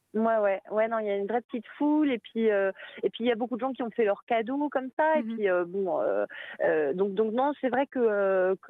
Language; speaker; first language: French; native; French